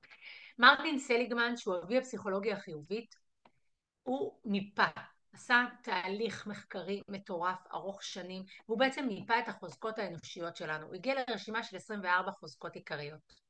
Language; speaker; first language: Hebrew; native; Hebrew